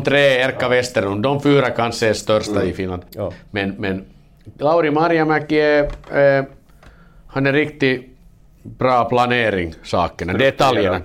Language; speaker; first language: Swedish; non-native, learner; Finnish